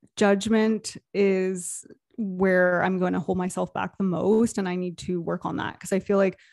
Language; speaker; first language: English; native; English